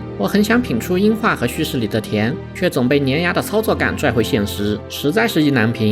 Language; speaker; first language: Chinese; native; Chinese